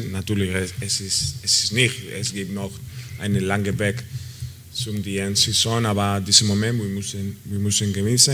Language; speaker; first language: German; non-native, learner; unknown